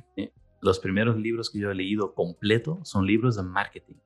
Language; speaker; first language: Spanish; non-native, fluent; Dutch